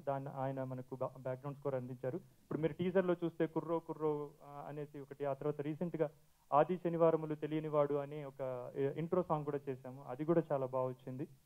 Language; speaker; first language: Telugu; native; Telugu